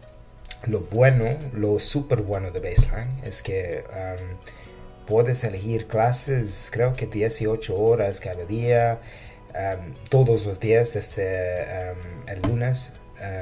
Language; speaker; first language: Spanish; non-native, fluent; English